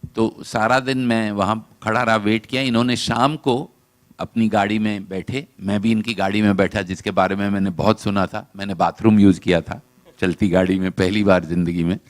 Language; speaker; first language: Hindi; non-native, local second language; Kashmiri